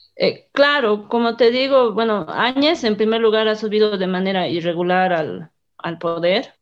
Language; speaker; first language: Spanish; native; Spanish